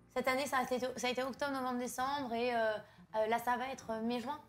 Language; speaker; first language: French; native; French